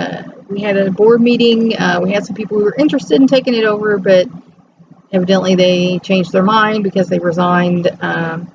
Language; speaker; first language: English; native; English